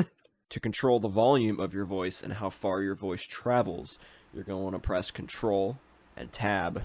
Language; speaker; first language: English; native; English